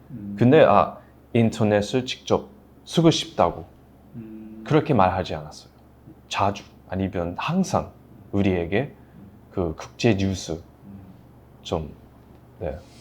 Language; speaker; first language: Korean; non-native, fluent; English